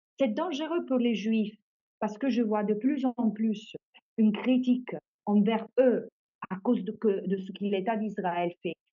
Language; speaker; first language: French; non-native, fluent; Italian